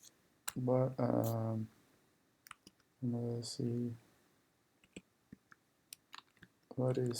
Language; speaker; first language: English; non-native, fluent; Spanish